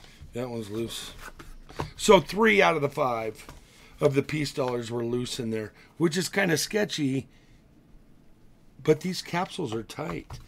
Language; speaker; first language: English; native; English